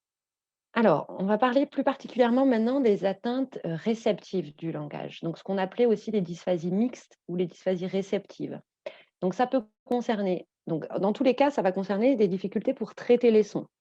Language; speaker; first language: French; native; French